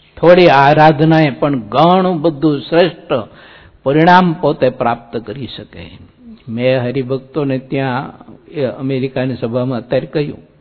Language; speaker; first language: Gujarati; native; Gujarati